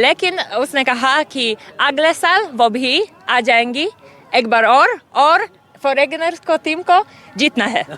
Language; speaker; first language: Hindi; non-native, learner; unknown